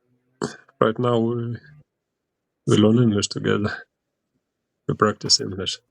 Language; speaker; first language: English; non-native, learner; Ukrainian